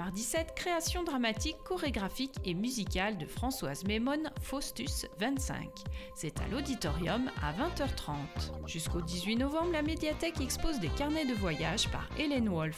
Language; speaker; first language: French; native; French